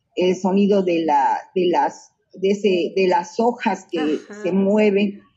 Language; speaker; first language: Spanish; native; Spanish